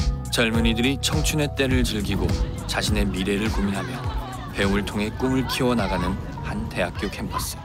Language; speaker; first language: Korean; native; Korean